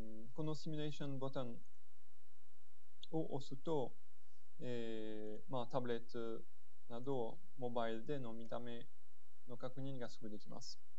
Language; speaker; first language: Japanese; non-native, fluent; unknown